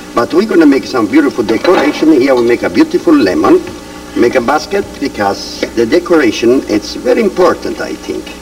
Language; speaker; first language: English; non-native, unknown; Italian